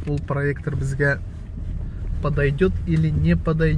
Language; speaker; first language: Russian; non-native, local second language; Tatar